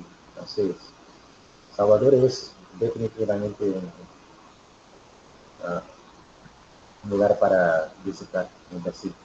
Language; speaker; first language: Spanish; non-native, learner; Portuguese